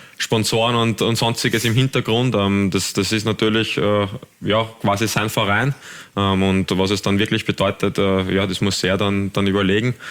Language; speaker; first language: German; native; German